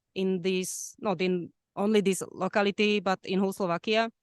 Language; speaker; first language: English; non-native, fluent; Slovak